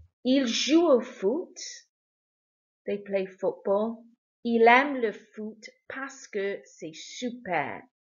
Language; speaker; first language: French; non-native, fluent; English